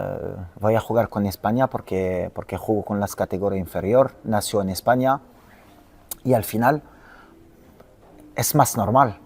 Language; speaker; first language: Spanish; non-native, fluent; French